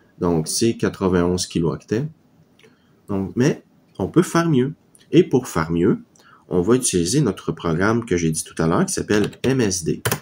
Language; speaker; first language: French; native; French